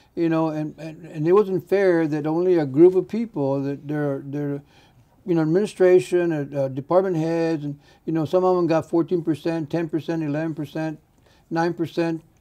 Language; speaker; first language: English; early bilingual, other home language; Spanish